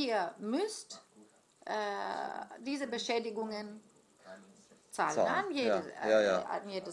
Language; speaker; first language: German; non-native, fluent; Greek